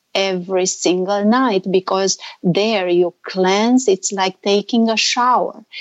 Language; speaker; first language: English; non-native, fluent; Romanian